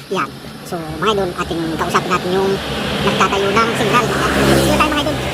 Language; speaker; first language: Filipino; non-native, local second language; Bikol